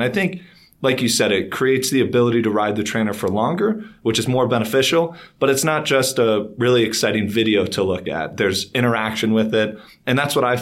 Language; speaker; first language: English; native; English